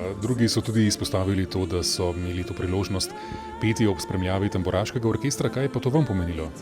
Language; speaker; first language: Slovenian; native; Slovenian